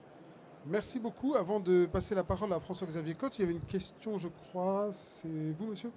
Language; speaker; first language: French; native; French